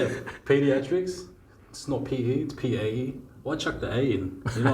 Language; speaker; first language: English; native; English